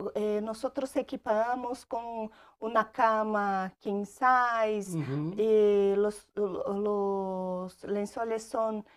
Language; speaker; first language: Spanish; non-native, learner; Portuguese